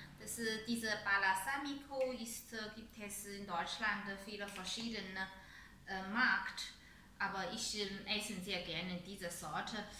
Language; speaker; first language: German; non-native, learner; Chinese